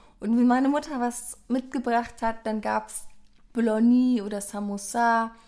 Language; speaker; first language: German; early bilingual, other home language; Persian